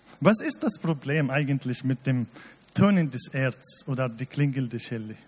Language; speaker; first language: German; non-native, fluent; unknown